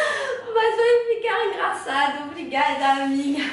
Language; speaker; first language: Portuguese; non-native, learner; French